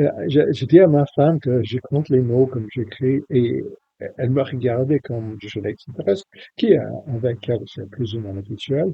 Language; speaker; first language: French; non-native, fluent; English